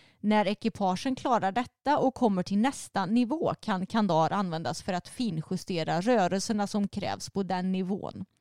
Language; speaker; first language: Swedish; native; Swedish